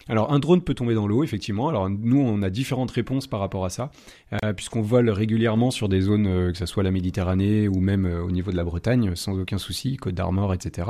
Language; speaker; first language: French; native; French